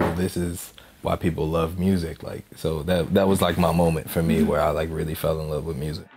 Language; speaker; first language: English; native; English